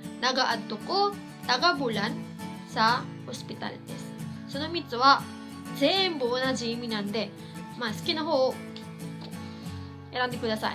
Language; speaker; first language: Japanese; non-native, fluent; Cebuano